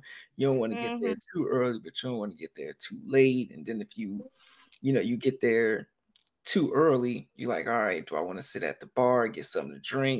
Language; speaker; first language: English; native; English